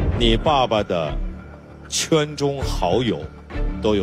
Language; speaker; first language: Chinese; native; Chinese